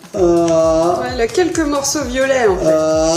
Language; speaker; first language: French; native; French